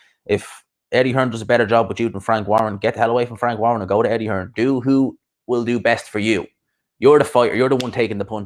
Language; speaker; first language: English; native; English